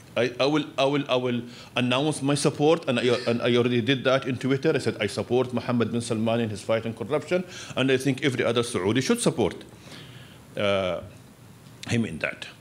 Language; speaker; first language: English; non-native, fluent; Arabic